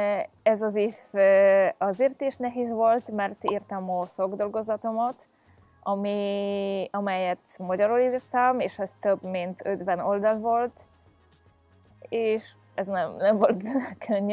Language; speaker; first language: Hungarian; non-native, fluent; Polish